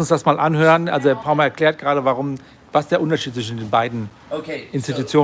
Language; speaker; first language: German; native; German